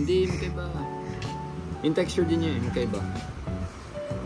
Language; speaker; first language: Filipino; native; Filipino